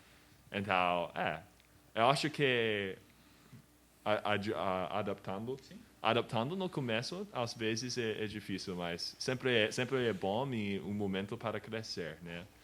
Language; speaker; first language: Portuguese; non-native, learner; English